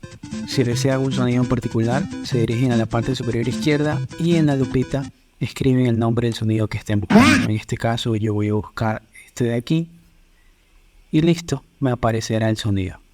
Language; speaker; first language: Spanish; native; Spanish